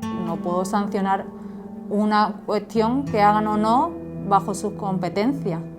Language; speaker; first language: Spanish; native; Spanish